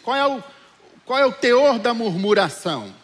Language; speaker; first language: Portuguese; native; Portuguese